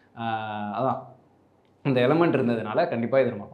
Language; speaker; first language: Tamil; native; Tamil